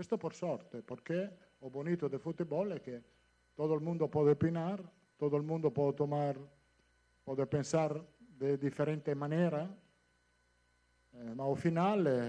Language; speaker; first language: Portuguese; non-native, fluent; Italian